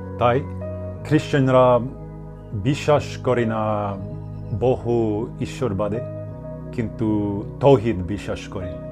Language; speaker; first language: Bangla; non-native, learner; English